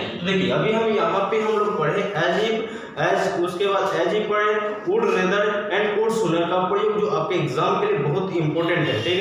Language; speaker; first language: Hindi; native; Hindi